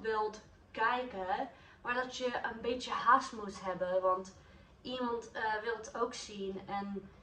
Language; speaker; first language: Dutch; non-native, learner; English